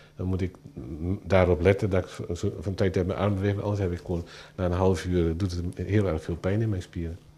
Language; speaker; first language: Dutch; native; Dutch